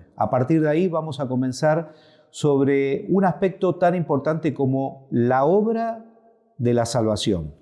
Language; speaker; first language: Spanish; native; Spanish